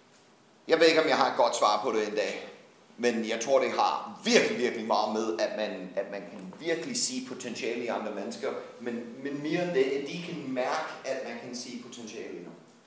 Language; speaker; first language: Danish; non-native, fluent; English